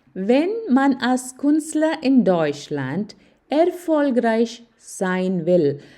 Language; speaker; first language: German; non-native, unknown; Malayalam